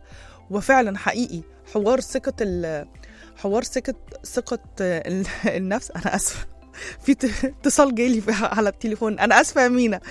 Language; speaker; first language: Arabic; native; Arabic